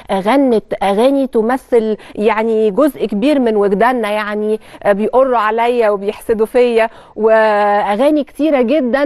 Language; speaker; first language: Arabic; native; Arabic